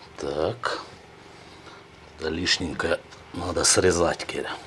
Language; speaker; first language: Russian; native; Russian